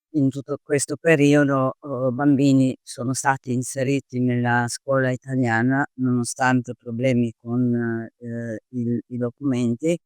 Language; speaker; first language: Italian; non-native, fluent; Croatian